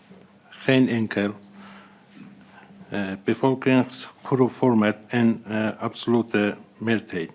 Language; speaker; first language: Dutch; non-native, fluent; Azerbaijani